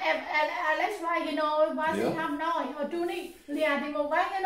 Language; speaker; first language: German; non-native, learner; Vietnamese